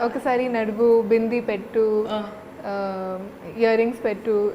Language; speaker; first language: Telugu; non-native, learner; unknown